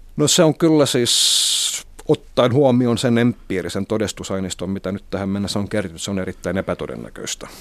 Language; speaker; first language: Finnish; non-native, local second language; Swedish